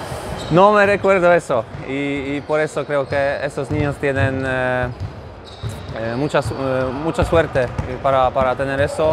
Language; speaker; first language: Spanish; non-native, learner; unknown